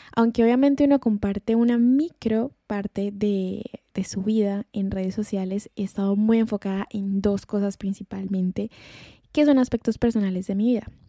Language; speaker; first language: Spanish; native; Spanish